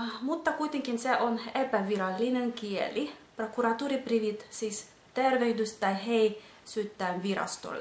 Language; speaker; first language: Finnish; non-native, fluent; Russian